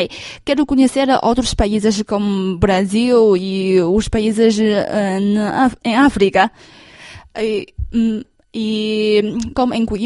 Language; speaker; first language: Portuguese; non-native, fluent; Chinese